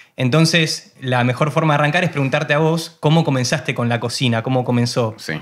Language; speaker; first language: Spanish; native; Spanish